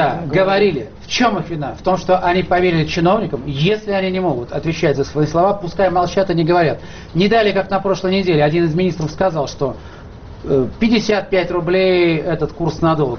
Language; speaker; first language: Russian; native; Russian